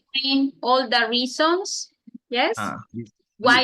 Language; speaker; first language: English; non-native, fluent; Spanish